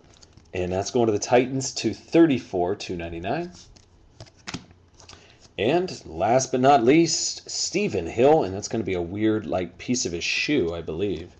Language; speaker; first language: English; native; English